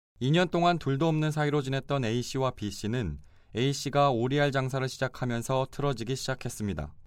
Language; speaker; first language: Korean; native; Korean